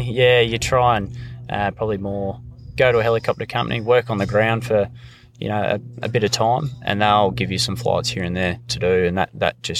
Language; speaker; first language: English; native; English